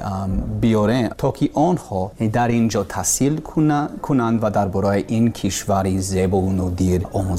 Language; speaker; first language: Persian; non-native, learner; English